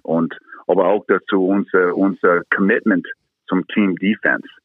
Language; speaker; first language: German; non-native, fluent; English